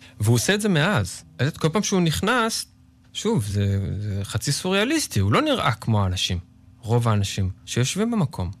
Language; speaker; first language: Hebrew; native; Hebrew